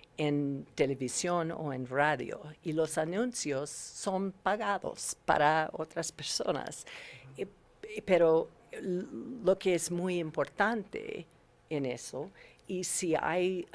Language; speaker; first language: Spanish; non-native, learner; English